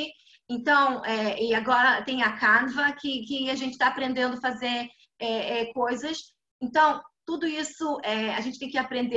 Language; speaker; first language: Portuguese; non-native, fluent; Hebrew